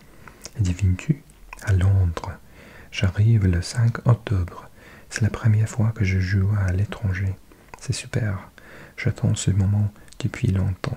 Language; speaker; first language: French; non-native, learner; English